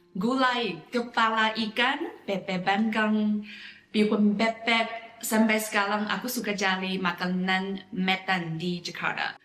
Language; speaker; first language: Indonesian; non-native, fluent; Chinese